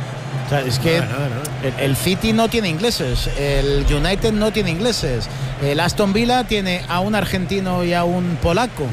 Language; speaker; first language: Spanish; native; Spanish